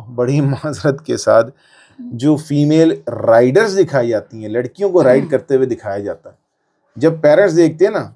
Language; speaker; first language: Urdu; native; Urdu